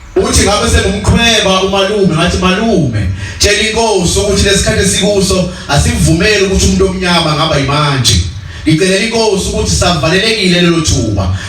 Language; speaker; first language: Zulu; native; Zulu